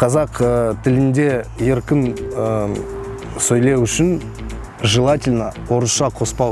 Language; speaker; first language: Kazakh; non-native, local second language; Russian